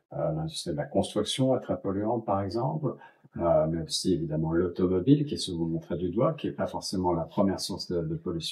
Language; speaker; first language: French; native; French